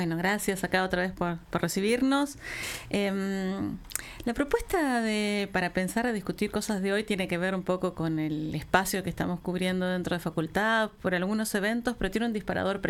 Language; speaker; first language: Spanish; native; Spanish